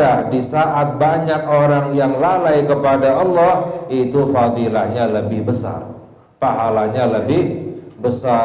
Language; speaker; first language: Indonesian; native; Indonesian